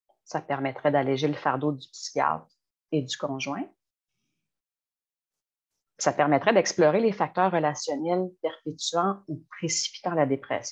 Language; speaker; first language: French; native; French